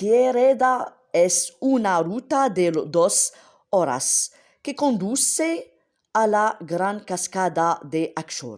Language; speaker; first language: Spanish; non-native, learner; Arabic